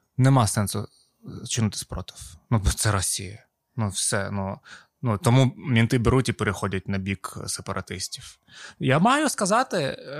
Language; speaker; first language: Ukrainian; non-native, local second language; Russian